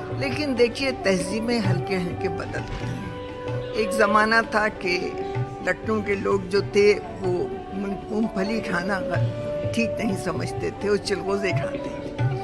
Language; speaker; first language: Urdu; native; Urdu